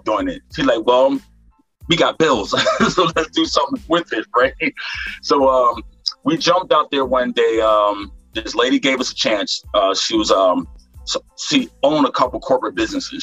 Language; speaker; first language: English; native; English